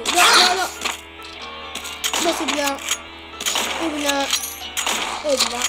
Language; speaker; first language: Arabic; native; Arabic